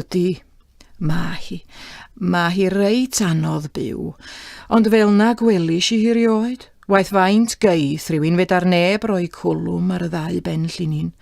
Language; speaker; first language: Welsh; native; Welsh